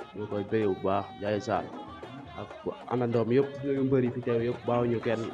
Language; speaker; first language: Wolof; native; Wolof